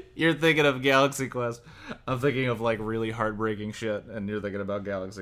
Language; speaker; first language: English; native; English